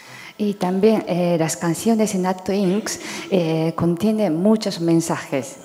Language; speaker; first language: Spanish; non-native, fluent; Japanese